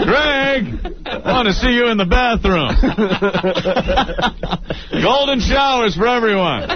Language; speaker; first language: English; native; English